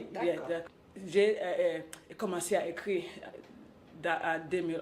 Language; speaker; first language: French; non-native, local second language; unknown